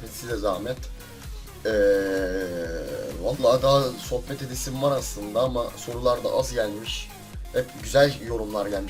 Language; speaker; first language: Turkish; native; Turkish